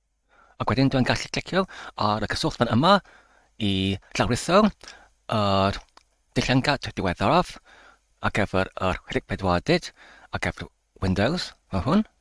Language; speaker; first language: Welsh; non-native, learner; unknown